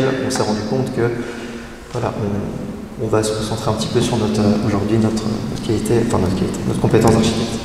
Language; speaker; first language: French; native; French